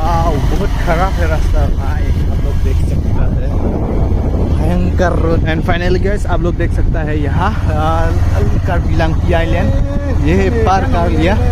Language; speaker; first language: Hindi; non-native, local second language; Karbi